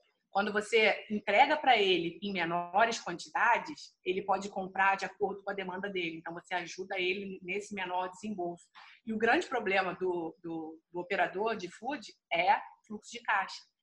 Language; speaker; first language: Portuguese; native; Portuguese